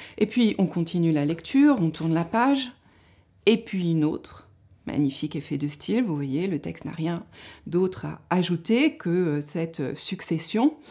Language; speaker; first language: French; native; French